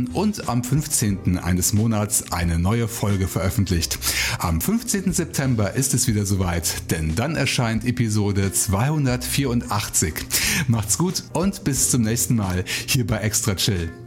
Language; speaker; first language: German; native; German